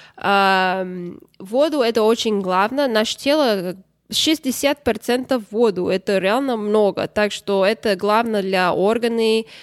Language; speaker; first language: Russian; non-native, learner; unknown